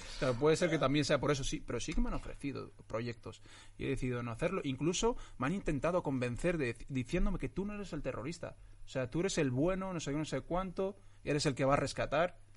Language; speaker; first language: Spanish; early bilingual, other home language; Arabic